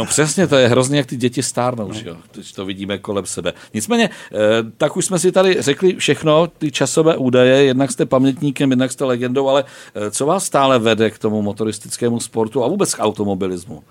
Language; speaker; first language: Czech; native; Czech